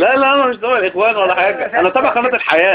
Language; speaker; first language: Arabic; native; Arabic